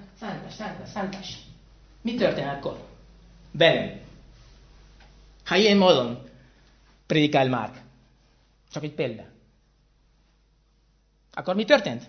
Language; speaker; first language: Hungarian; non-native, fluent; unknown